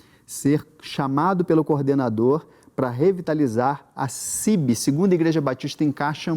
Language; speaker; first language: Portuguese; native; Portuguese